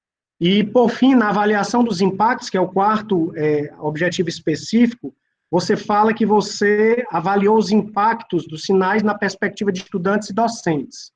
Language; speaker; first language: Portuguese; native; Portuguese